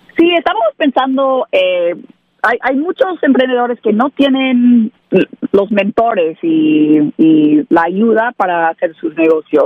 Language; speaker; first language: Spanish; non-native, learner; English